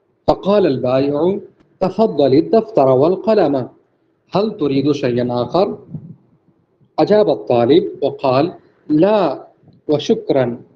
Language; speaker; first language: Arabic; non-native, fluent; Urdu